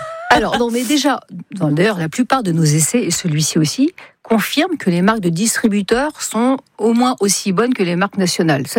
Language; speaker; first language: French; native; French